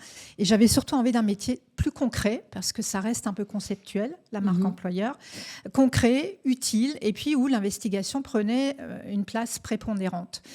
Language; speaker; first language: French; native; French